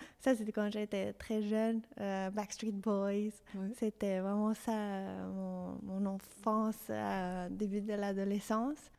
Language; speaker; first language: French; non-native, fluent; Spanish